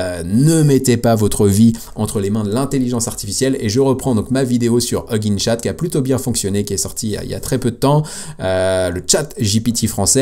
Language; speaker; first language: French; native; French